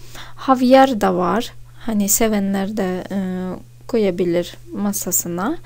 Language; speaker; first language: Turkish; non-native, fluent; Russian